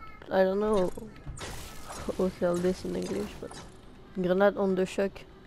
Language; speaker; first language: English; non-native, learner; French